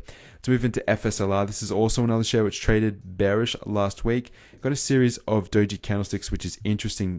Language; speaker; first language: English; native; English